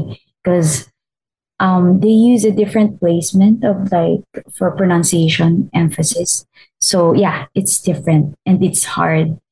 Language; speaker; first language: English; non-native, local second language; Filipino